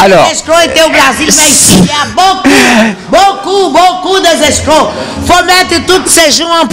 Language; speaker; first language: French; non-native, fluent; Portuguese